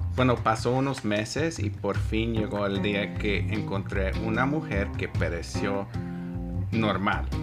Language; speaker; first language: Spanish; non-native, learner; English